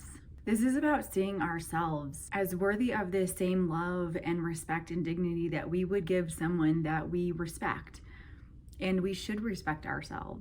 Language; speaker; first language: English; native; English